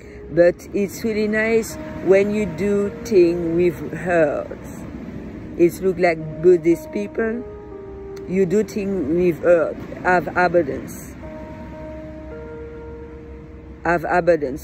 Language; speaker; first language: English; non-native, learner; French